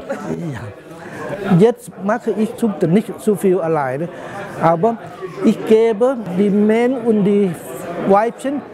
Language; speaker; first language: German; non-native, learner; Thai